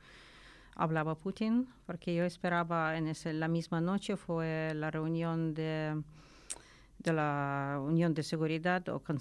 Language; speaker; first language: Spanish; non-native, learner; Ukrainian